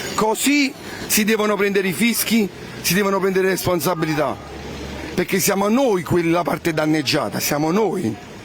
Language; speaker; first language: Italian; native; Italian